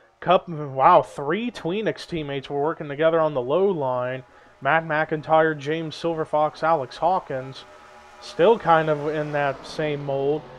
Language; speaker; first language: English; native; English